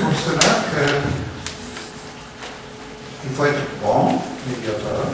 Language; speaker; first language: Spanish; non-native, learner; Italian